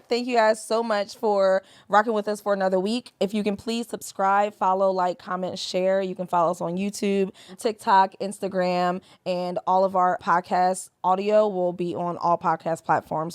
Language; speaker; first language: English; native; English